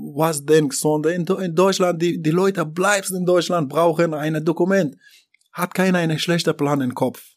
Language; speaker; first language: German; non-native, learner; Persian